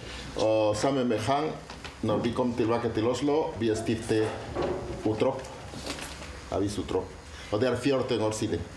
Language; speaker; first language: Swedish; non-native, learner; Spanish